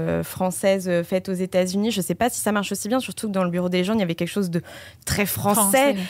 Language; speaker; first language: French; native; French